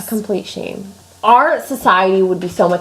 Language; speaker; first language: English; native; English